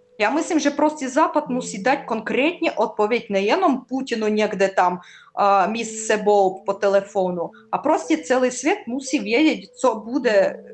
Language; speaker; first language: Czech; non-native, learner; Russian